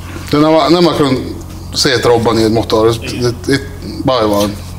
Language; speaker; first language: Hungarian; non-native, learner; Swedish